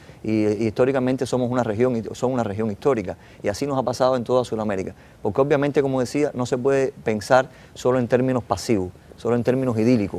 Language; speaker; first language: Spanish; native; Spanish